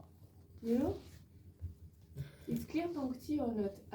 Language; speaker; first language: English; non-native, learner; French